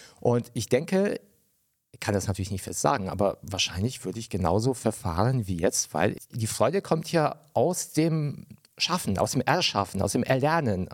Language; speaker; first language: German; early bilingual, other home language; Polish